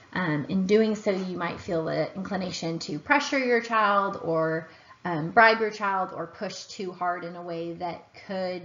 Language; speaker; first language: English; native; English